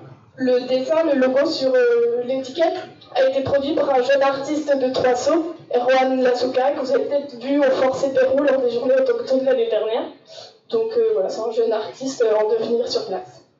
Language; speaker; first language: French; native; French